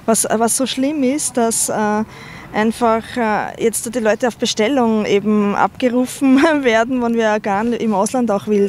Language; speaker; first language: German; non-native, fluent; Chinese